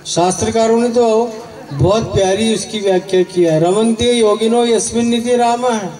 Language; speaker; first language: Hindi; non-native, local second language; Gujarati